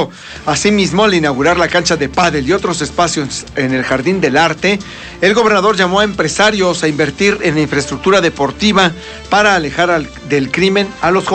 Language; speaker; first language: Spanish; native; Spanish